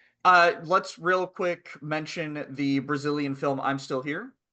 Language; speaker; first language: English; native; English